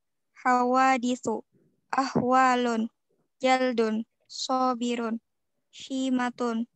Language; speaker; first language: Arabic; non-native, learner; Indonesian